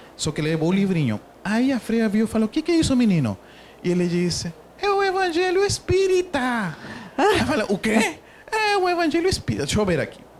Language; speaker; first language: Portuguese; non-native, fluent; Spanish